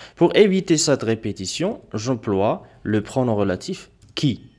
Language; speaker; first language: French; non-native, local second language; Arabic